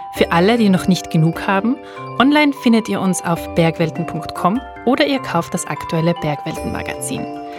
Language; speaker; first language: German; native; German